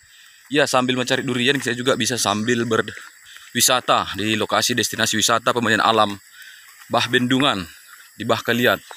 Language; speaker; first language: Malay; non-native, local second language; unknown